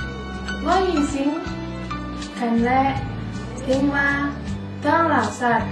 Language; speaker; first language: Chinese; non-native, learner; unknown